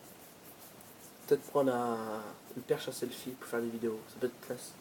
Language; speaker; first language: French; native; French